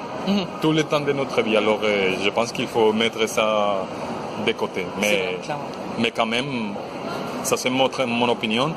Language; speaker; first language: French; non-native, fluent; Spanish